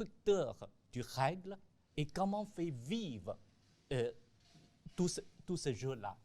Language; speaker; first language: French; non-native, fluent; Chinese